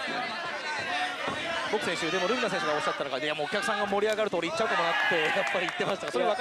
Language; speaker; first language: Japanese; native; Japanese